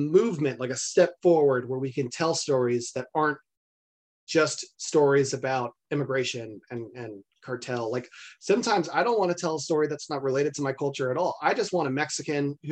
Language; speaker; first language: English; native; English